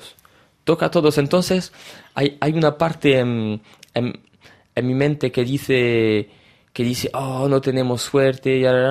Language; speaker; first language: Spanish; early bilingual, heritage; French